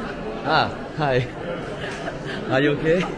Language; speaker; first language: English; non-native, learner; French